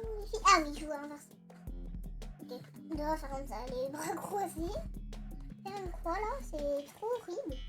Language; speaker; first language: French; native; French